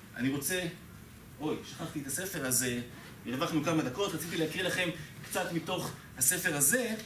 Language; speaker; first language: Hebrew; native; Hebrew